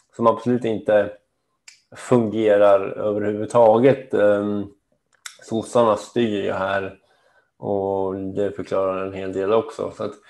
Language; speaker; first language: Swedish; native; Swedish